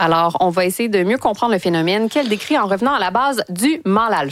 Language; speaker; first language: French; native; French